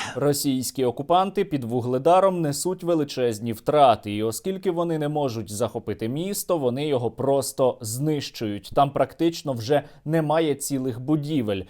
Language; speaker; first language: Ukrainian; native; Ukrainian